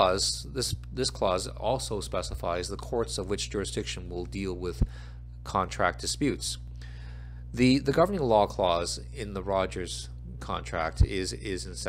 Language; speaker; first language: English; native; English